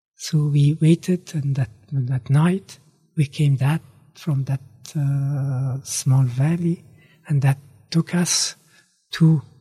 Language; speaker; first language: English; non-native, fluent; Persian